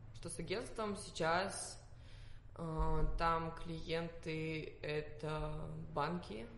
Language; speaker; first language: Russian; non-native, fluent; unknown